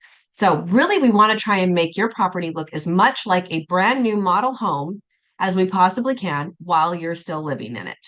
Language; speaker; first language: English; native; English